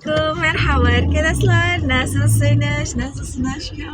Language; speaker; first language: Turkish; non-native, learner; Indonesian